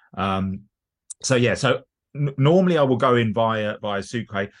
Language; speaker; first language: English; native; English